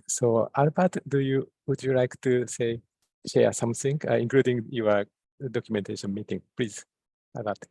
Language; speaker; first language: English; non-native, fluent; Japanese